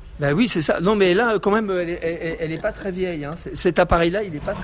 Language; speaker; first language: French; native; French